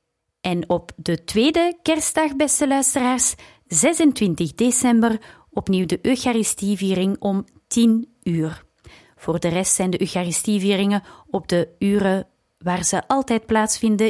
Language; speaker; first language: Dutch; native; Dutch